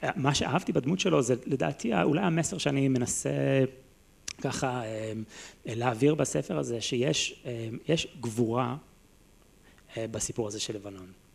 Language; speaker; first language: Hebrew; non-native, fluent; English